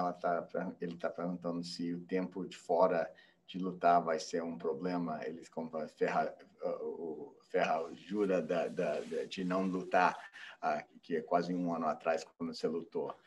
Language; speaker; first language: Portuguese; non-native, fluent; English